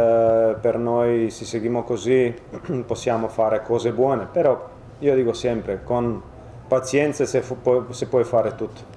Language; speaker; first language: Italian; non-native, fluent; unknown